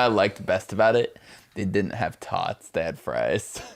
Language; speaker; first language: English; native; English